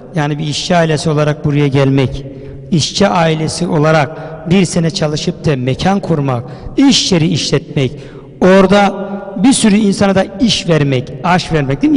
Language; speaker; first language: Turkish; native; Turkish